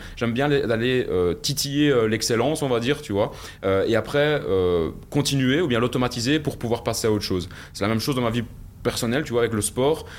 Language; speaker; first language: French; native; French